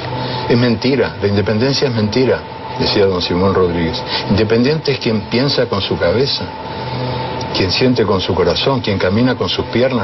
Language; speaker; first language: Spanish; native; Spanish